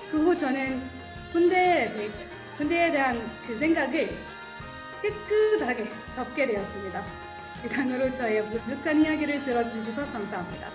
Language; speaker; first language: Korean; non-native, fluent; Arabic